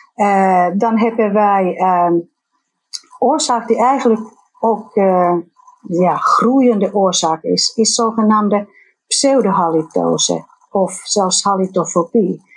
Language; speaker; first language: Dutch; non-native, fluent; Finnish